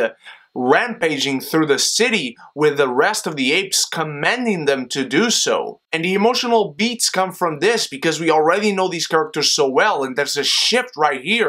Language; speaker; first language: English; non-native, fluent; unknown